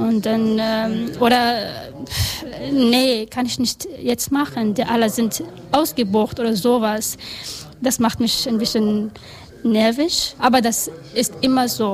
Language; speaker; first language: German; non-native, learner; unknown